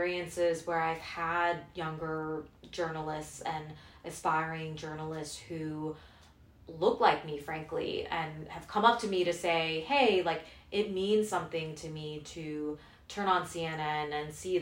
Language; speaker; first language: English; non-native, local second language; Korean